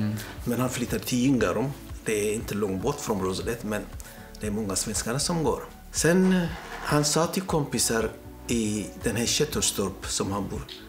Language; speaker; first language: Swedish; non-native, fluent; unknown